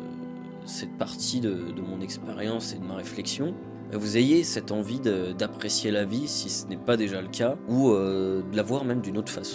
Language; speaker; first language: French; native; French